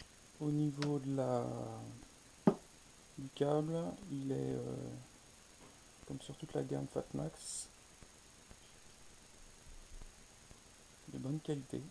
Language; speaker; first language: French; native; French